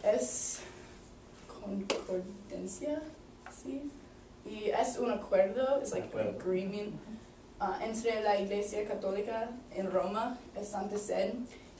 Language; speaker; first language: Spanish; non-native, learner; English